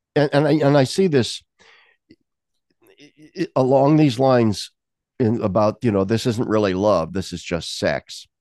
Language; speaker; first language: English; native; English